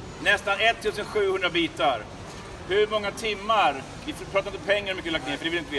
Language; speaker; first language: Swedish; native; Swedish